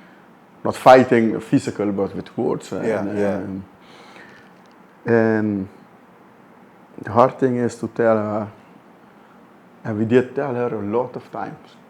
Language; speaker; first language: English; non-native, fluent; Dutch